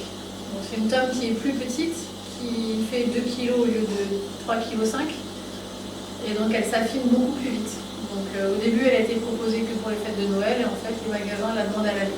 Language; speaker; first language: French; native; French